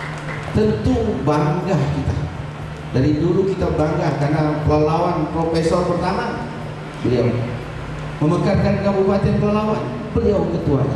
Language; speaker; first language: Indonesian; native; Indonesian